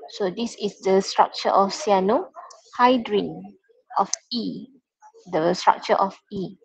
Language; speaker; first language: English; non-native, local second language; Malay